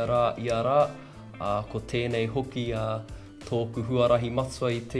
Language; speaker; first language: Māori; non-native, local second language; English